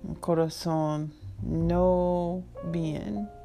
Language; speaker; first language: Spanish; non-native, learner; English